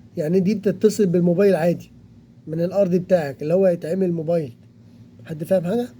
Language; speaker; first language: Arabic; native; Arabic